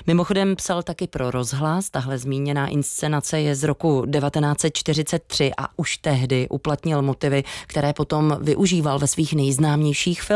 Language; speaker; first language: Czech; native; Czech